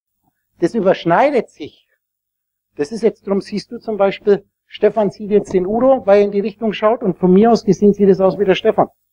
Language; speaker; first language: German; native; German